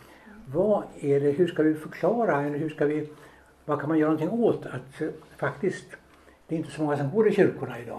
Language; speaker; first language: Swedish; native; Swedish